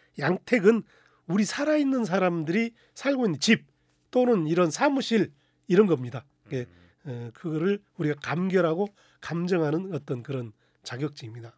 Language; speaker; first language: Korean; native; Korean